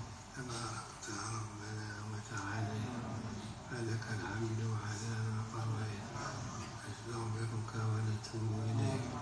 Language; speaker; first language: Arabic; non-native, fluent; Indonesian